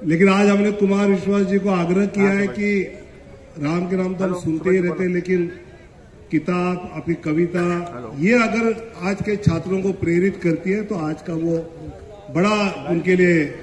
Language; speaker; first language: Hindi; non-native, local second language; Marathi